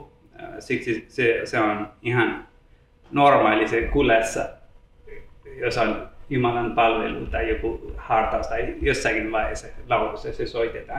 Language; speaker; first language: Finnish; non-native, learner; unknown